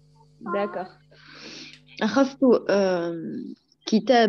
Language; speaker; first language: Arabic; non-native, learner; French